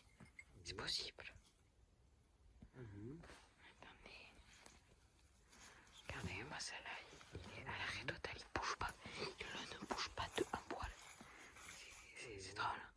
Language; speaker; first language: French; native; French